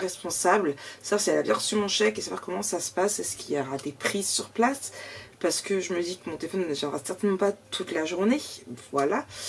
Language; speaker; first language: French; native; French